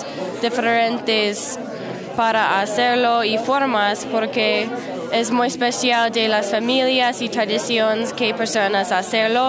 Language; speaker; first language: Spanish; non-native, learner; English